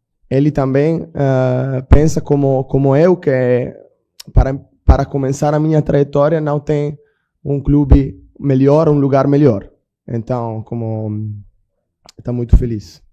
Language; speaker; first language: Portuguese; non-native, fluent; Italian